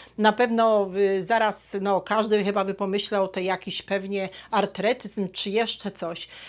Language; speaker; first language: Polish; native; Polish